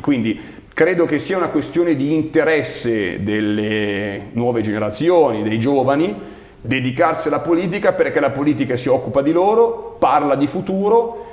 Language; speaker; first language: Italian; native; Italian